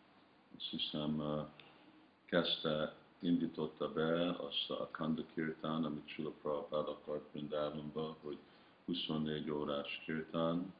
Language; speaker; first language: Hungarian; early bilingual, heritage; Hungarian